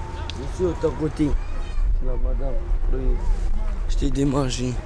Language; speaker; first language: French; non-native, learner; Romanian